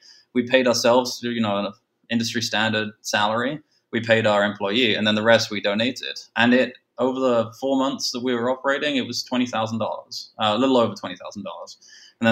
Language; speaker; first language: English; native; English